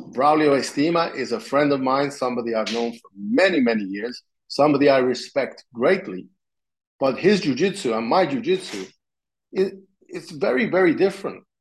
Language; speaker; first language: English; non-native, fluent; Italian